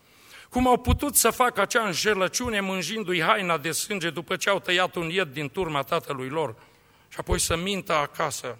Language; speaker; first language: Romanian; native; Romanian